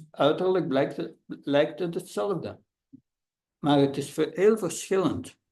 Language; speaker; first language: Dutch; non-native, fluent; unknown